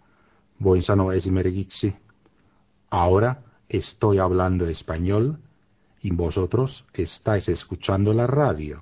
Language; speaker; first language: Spanish; non-native, fluent; Finnish